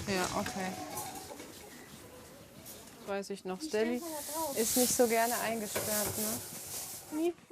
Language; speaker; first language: German; native; German